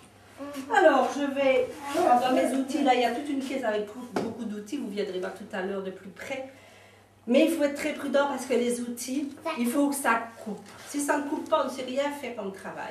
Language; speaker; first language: French; native; French